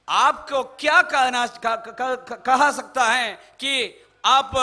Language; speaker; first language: Hindi; non-native, local second language; Malayalam